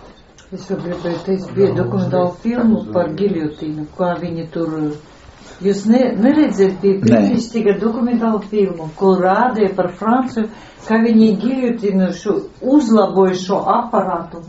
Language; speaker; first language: Latvian; non-native, local second language; Russian